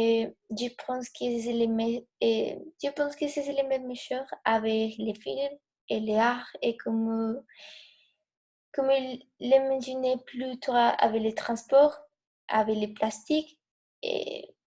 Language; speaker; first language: French; non-native, learner; Spanish